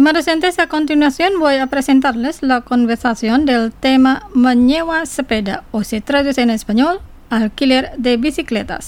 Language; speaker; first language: Spanish; non-native, fluent; Indonesian